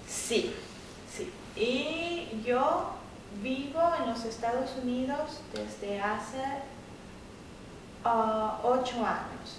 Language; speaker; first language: Spanish; native; Spanish